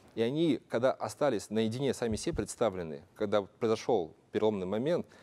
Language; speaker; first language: Russian; native; Russian